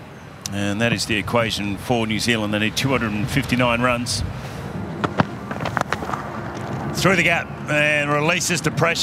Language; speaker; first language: English; native; English